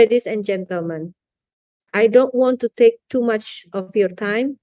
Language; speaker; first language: English; non-native, fluent; Indonesian